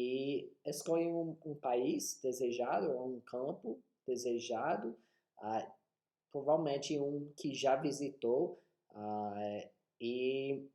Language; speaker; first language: Portuguese; non-native, fluent; English